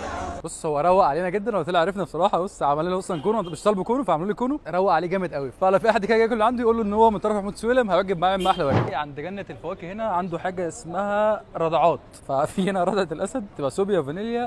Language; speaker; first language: Arabic; native; Arabic